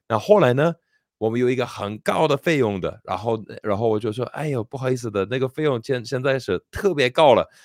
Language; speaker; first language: Chinese; non-native, fluent; English